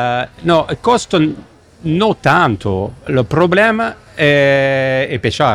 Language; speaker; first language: Italian; non-native, learner; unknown